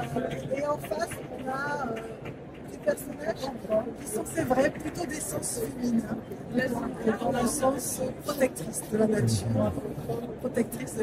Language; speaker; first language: French; native; French